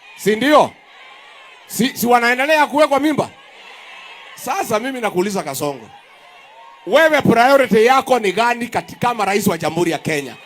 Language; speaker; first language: Swahili; non-native, local second language; Kikuyu